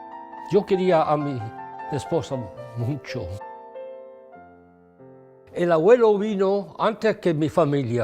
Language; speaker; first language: Spanish; early bilingual, heritage; English